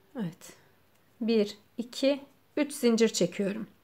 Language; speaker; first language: Turkish; native; Turkish